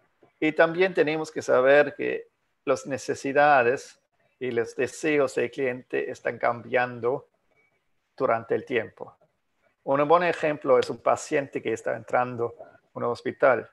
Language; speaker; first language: Spanish; non-native, fluent; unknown